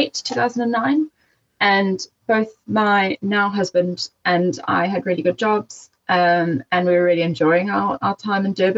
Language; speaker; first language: English; native; English